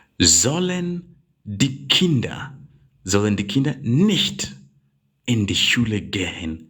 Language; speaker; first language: German; non-native, learner; English